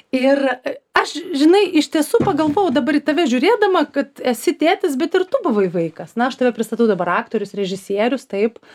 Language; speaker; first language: Lithuanian; native; Lithuanian